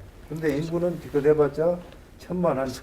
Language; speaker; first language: Korean; native; Korean